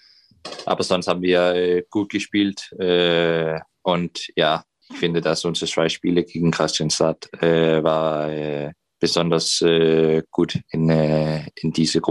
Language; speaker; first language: German; non-native, fluent; Danish